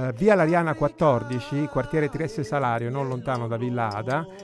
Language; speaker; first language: Italian; native; Italian